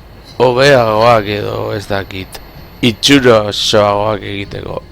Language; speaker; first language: Basque; non-native, local second language; Spanish